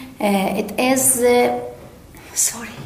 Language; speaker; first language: English; non-native, learner; Persian